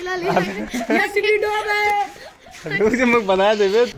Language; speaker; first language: Hindi; native; Hindi